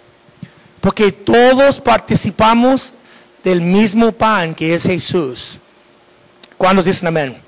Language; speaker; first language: Spanish; non-native, fluent; English